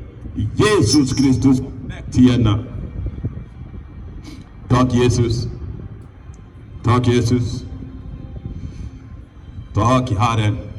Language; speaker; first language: Norwegian; non-native, fluent; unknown